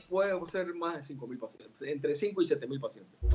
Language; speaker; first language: Spanish; native; Spanish